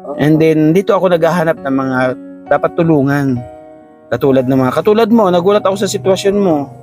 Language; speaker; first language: Filipino; non-native, local second language; Waray